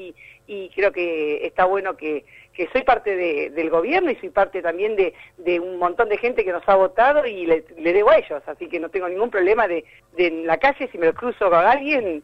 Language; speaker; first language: Spanish; native; Spanish